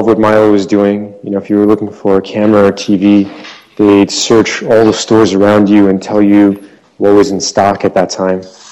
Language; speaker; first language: English; native; English